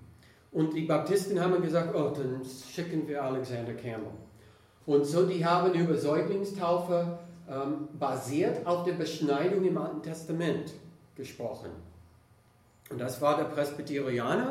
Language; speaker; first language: German; non-native, fluent; English